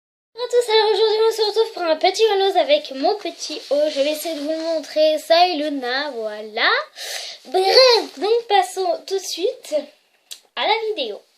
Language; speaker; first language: French; native; French